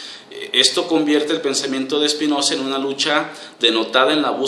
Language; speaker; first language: Spanish; native; Spanish